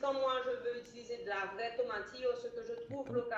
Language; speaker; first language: French; native; French